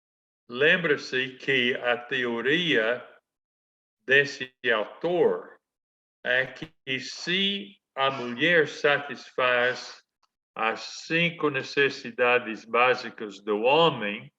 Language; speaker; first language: Portuguese; non-native, fluent; English